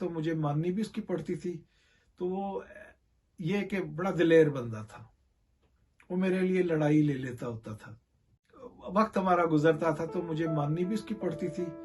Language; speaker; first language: Urdu; native; Urdu